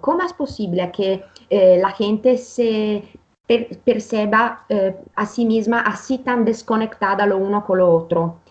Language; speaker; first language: Spanish; non-native, fluent; Italian